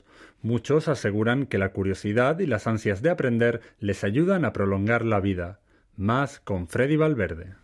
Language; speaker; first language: Spanish; native; Spanish